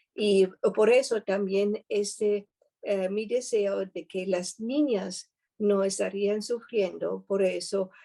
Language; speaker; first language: Spanish; non-native, fluent; German